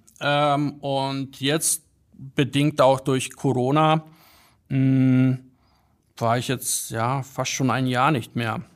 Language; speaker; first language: German; early bilingual, other home language; Polish